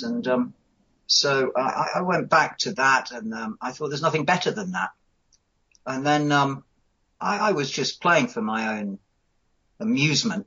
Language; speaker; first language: English; native; English